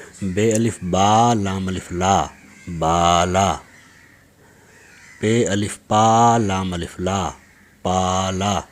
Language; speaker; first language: Urdu; native; Urdu